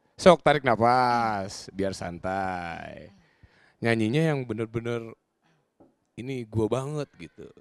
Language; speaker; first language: Indonesian; non-native, local second language; Sundanese